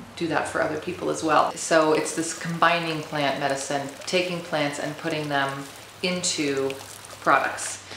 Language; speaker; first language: English; native; English